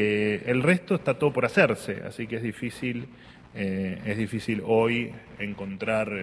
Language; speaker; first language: Spanish; native; Spanish